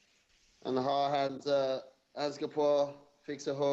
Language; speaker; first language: Swedish; non-native, fluent; English